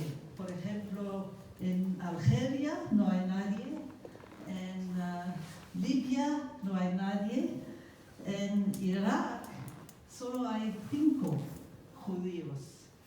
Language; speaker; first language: Spanish; non-native, fluent; English